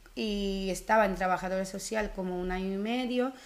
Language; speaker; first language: Spanish; early bilingual, other home language; Dutch